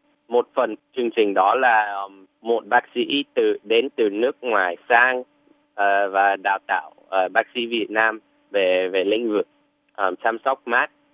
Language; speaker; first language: Vietnamese; non-native, fluent; English